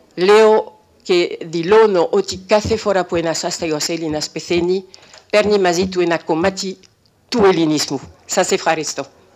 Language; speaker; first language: Greek; non-native, fluent; French